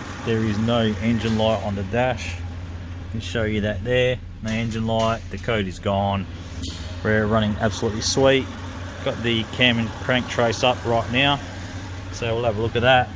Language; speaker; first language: English; native; English